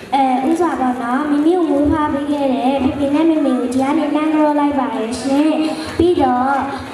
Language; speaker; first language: Burmese; native; Burmese